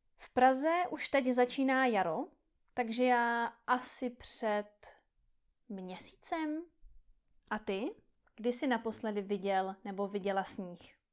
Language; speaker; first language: Czech; native; Czech